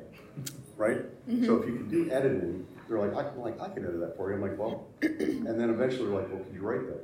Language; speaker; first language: English; native; English